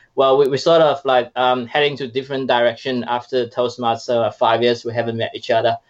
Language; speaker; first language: English; non-native, fluent; Chinese